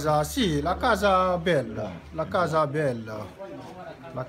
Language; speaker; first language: Italian; non-native, learner; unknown